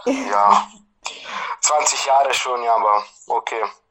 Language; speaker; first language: German; non-native, fluent; Italian